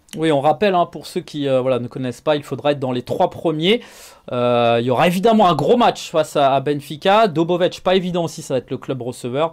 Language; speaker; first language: French; native; French